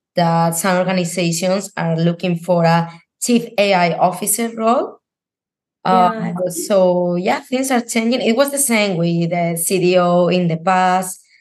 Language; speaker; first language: English; non-native, fluent; Spanish